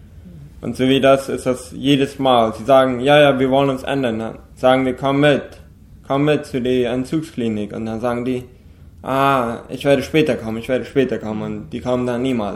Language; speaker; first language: German; non-native, local second language; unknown